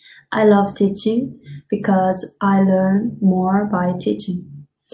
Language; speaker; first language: English; non-native, fluent; Korean